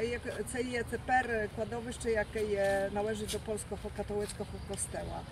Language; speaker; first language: Ukrainian; early bilingual, heritage; Ukrainian